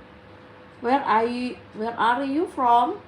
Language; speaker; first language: English; non-native, learner; Indonesian